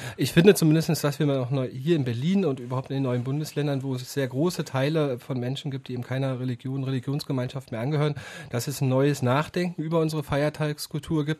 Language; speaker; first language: German; native; German